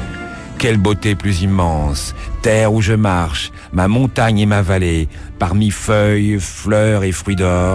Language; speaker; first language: French; native; French